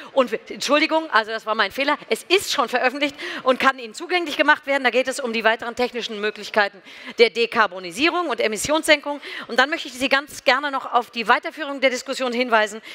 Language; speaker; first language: German; native; German